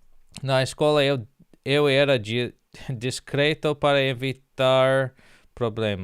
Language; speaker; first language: Portuguese; non-native, learner; English